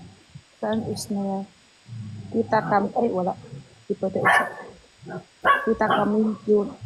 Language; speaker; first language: Filipino; non-native, learner; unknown